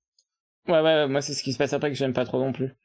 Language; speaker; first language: French; native; French